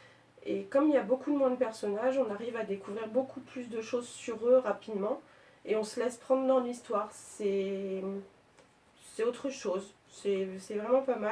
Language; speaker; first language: French; native; French